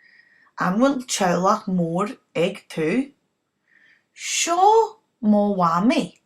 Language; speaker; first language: Irish; non-native, local second language; English